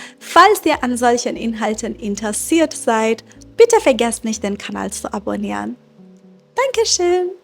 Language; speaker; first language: German; non-native, fluent; Persian